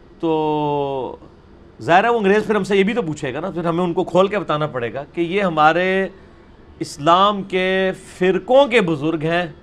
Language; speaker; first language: Urdu; non-native, local second language; Punjabi